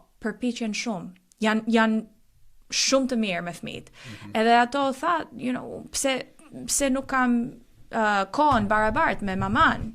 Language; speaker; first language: Albanian; early bilingual, heritage; Albanian